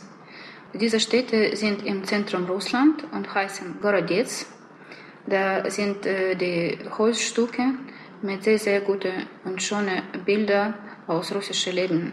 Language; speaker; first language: German; non-native, learner; Russian